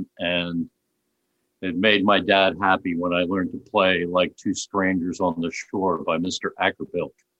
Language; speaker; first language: English; native; English